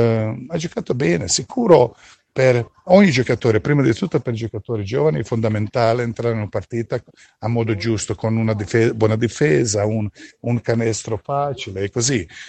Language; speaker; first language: Italian; non-native, fluent; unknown